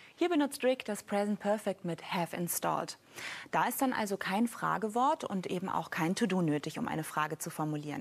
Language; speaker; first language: German; native; German